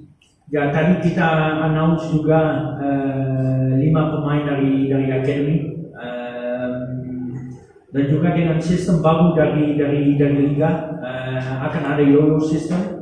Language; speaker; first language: Indonesian; non-native, fluent; Dutch